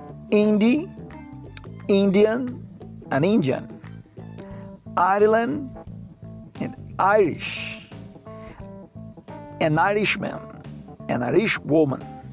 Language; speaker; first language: English; non-native, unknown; Portuguese